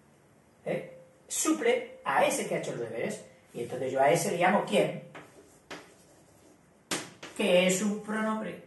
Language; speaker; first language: Spanish; native; Spanish